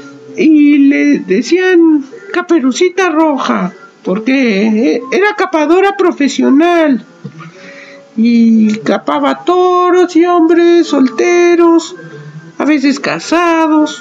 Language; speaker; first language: Spanish; native; Spanish